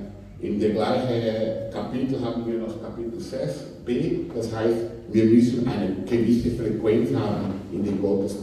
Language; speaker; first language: German; non-native, fluent; Portuguese